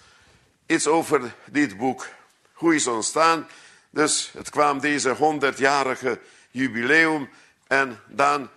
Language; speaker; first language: Dutch; non-native, fluent; Hungarian